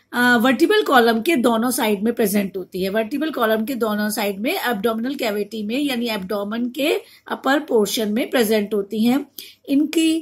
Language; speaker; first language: Hindi; native; Hindi